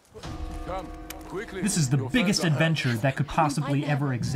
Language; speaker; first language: English; native; English